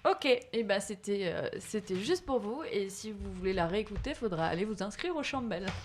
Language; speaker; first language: French; native; French